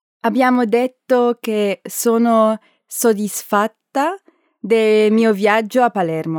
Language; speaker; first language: Italian; non-native, learner; German